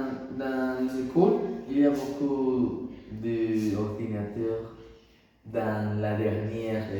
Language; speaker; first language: French; non-native, learner; Spanish